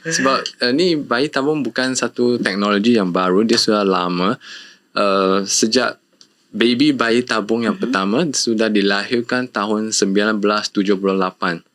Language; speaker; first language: Malay; non-native, local second language; Chinese